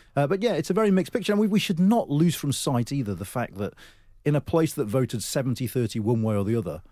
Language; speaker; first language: English; native; English